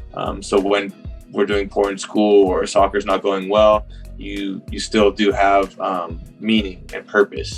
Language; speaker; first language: English; native; English